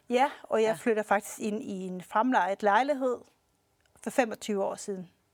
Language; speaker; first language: Danish; early bilingual, heritage; Swedish